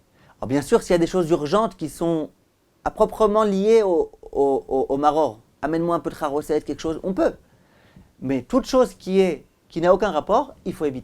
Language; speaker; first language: French; native; French